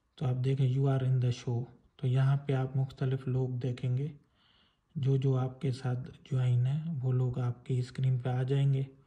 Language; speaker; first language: Urdu; non-native, local second language; Sindhi